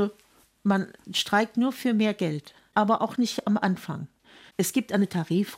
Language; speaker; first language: German; native; German